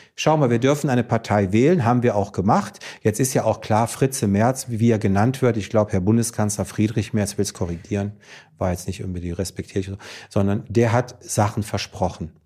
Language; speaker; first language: German; early bilingual, other home language; Greek